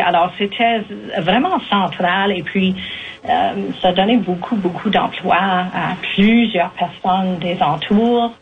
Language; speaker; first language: French; native; French